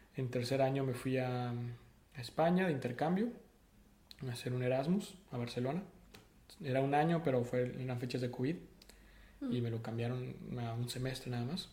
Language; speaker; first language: Spanish; native; Spanish